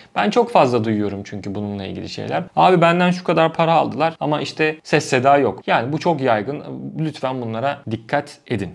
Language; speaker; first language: Turkish; native; Turkish